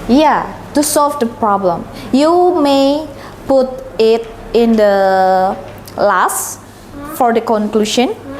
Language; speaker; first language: English; non-native, learner; Indonesian